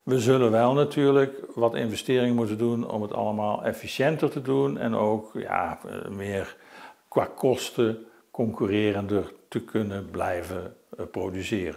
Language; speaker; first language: Dutch; native; Dutch